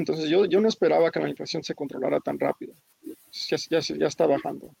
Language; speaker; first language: Spanish; early bilingual, heritage; English